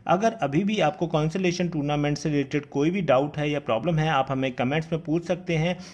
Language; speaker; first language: Hindi; native; Hindi